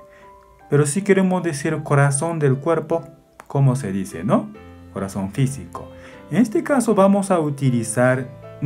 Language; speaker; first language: Spanish; non-native, fluent; Japanese